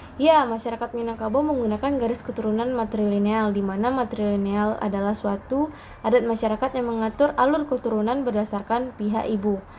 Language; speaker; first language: Indonesian; native; Indonesian